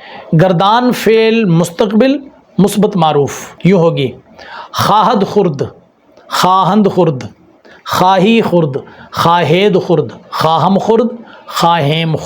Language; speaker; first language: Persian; non-native, fluent; Urdu